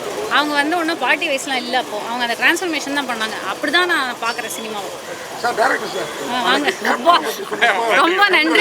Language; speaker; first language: Tamil; native; Tamil